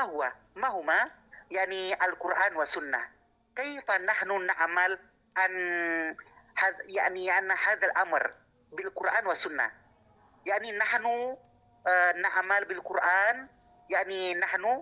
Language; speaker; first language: Arabic; non-native, learner; Indonesian